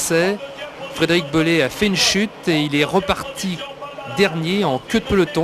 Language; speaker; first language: French; native; French